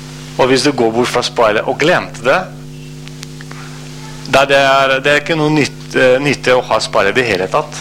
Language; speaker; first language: Norwegian; non-native, fluent; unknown